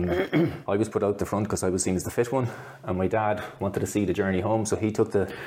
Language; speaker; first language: English; native; English